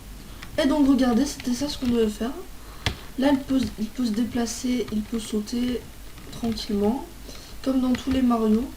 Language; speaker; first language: French; native; French